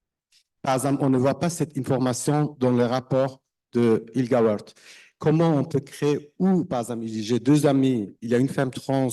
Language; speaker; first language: French; non-native, learner; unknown